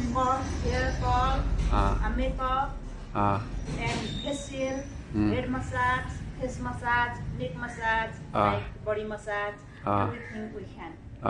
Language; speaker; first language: English; non-native, learner; Nepali